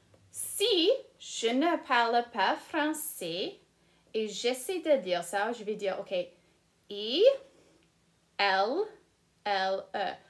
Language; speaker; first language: French; non-native, fluent; English